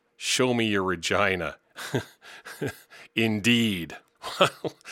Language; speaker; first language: English; native; English